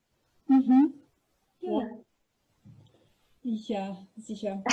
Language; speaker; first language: German; non-native, learner; Macedonian